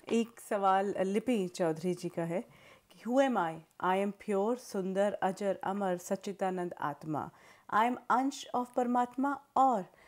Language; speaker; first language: Hindi; native; Hindi